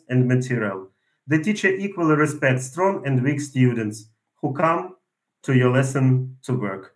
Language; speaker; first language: English; non-native, fluent; Ukrainian